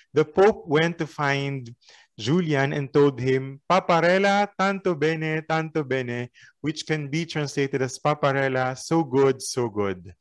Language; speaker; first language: English; non-native, local second language; Filipino